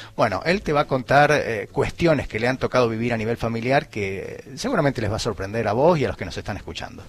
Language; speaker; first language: Spanish; native; Spanish